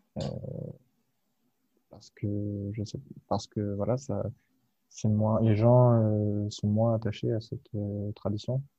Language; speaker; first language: French; native; French